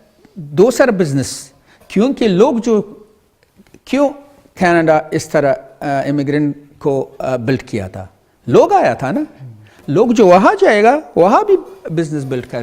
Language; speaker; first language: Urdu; non-native, learner; Pashto